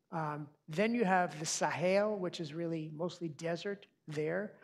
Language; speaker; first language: English; native; English